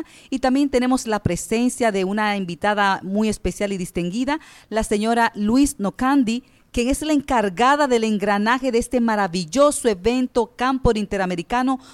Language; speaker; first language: Spanish; native; Spanish